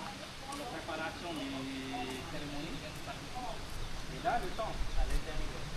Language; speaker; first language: French; non-native, learner; Balinese